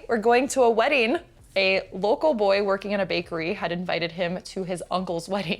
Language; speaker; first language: English; native; English